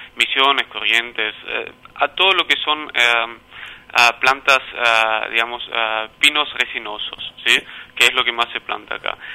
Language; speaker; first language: Spanish; non-native, fluent; German